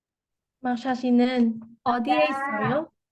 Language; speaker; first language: Korean; non-native, learner; Indonesian